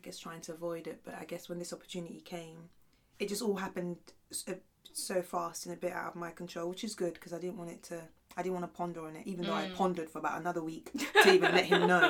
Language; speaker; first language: English; early bilingual, other home language; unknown